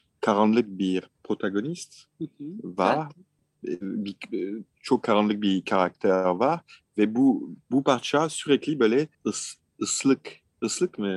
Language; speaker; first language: Turkish; non-native, fluent; French